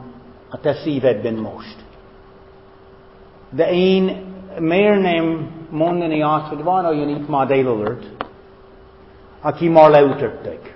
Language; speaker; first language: Hungarian; non-native, fluent; English